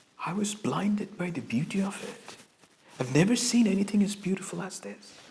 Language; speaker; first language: English; non-native, local second language; Bangla